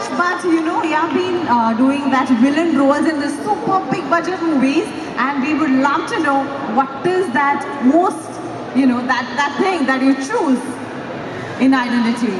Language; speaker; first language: English; non-native, local second language; Malayalam